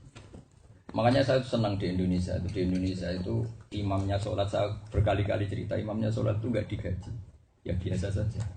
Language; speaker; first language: Indonesian; native; Indonesian